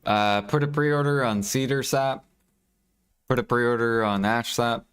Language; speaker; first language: English; native; English